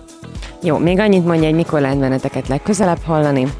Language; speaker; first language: Hungarian; native; Hungarian